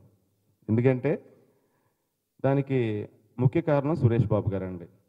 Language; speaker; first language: Telugu; native; Telugu